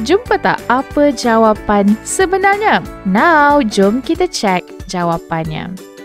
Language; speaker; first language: Malay; native; Malay